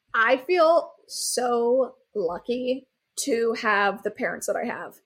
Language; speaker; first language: English; native; English